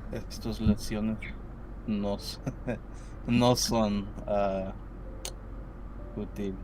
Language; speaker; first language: Spanish; non-native, learner; English